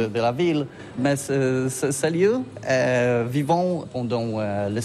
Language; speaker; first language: French; non-native, learner; Polish